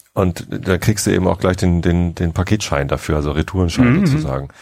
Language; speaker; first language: German; native; German